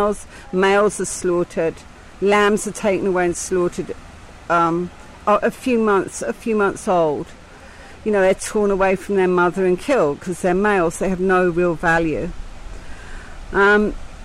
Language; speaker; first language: English; native; English